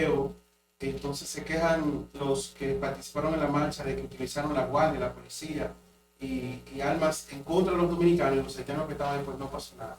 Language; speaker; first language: Spanish; native; Spanish